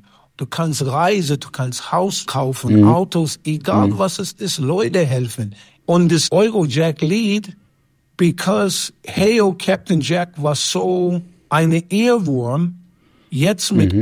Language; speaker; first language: German; non-native, learner; English